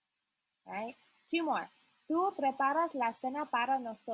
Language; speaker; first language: Spanish; non-native, learner; English